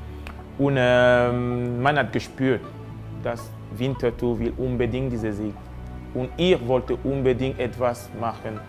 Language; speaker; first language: German; non-native, fluent; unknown